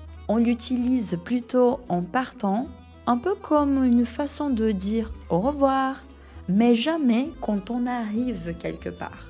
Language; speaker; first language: French; non-native, fluent; Portuguese